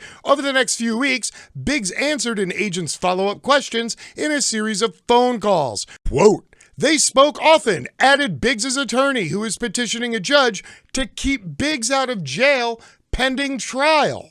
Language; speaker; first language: English; native; English